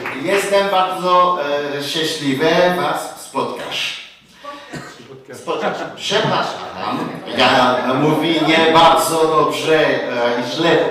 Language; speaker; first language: Polish; early bilingual, heritage; Polish